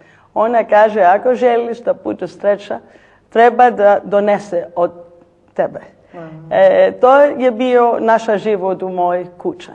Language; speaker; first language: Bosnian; non-native, learner; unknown